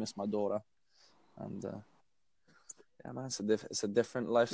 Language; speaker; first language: English; native; English